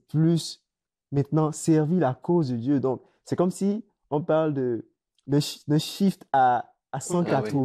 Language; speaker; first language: French; native; French